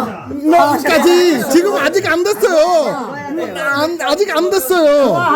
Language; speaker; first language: Korean; non-native, learner; Bangla